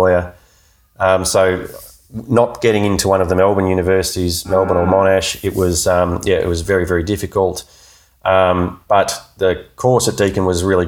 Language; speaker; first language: English; native; English